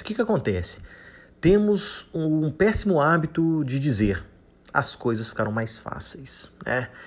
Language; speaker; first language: Portuguese; native; Portuguese